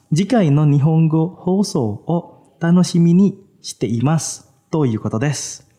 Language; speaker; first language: Japanese; non-native, fluent; Indonesian